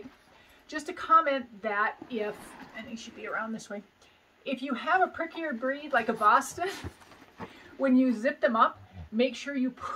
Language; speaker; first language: English; native; English